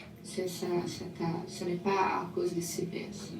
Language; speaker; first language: French; non-native, learner; Portuguese